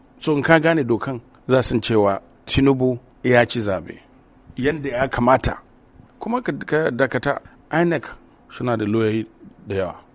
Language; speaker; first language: Hausa; non-native, local second language; Yoruba